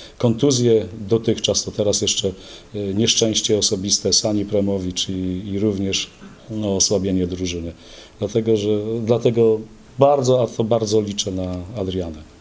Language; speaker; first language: Polish; native; Polish